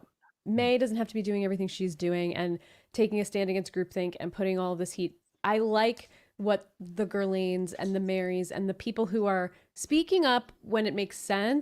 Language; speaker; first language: English; native; English